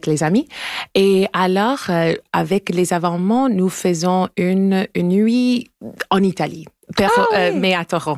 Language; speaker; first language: French; non-native, local second language; English